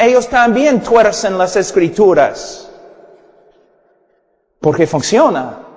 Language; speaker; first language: Spanish; non-native, fluent; English